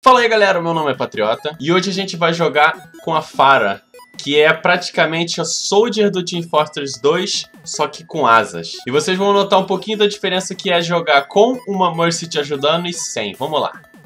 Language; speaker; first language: Portuguese; native; Portuguese